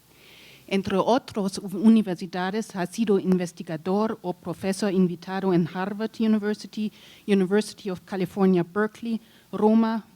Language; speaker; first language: Spanish; non-native, learner; German